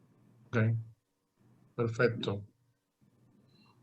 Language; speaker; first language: Spanish; native; Spanish